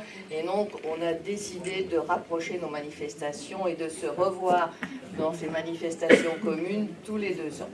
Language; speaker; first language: French; native; French